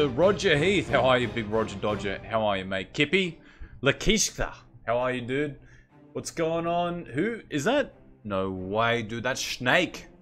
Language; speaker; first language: English; native; English